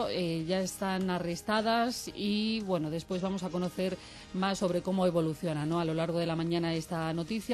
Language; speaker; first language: Spanish; native; Spanish